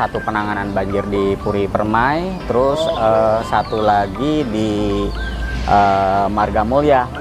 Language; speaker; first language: Indonesian; native; Indonesian